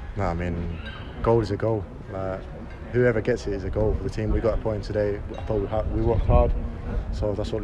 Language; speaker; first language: English; native; English